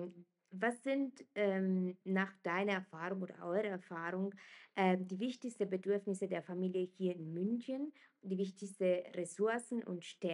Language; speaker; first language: German; non-native, fluent; Italian